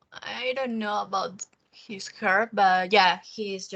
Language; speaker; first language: English; non-native, learner; Spanish